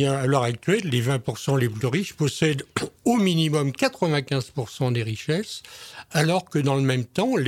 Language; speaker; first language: French; native; French